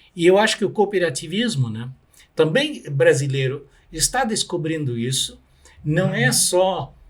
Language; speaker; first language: Portuguese; non-native, local second language; German